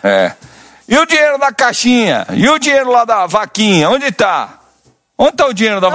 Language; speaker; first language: Portuguese; native; Portuguese